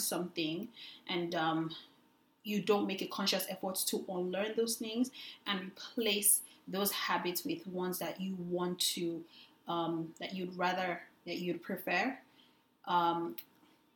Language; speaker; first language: English; non-native, local second language; Yoruba